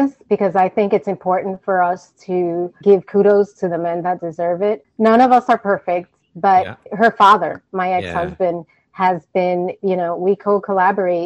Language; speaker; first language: English; native; English